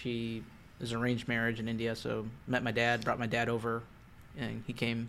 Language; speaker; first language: English; native; English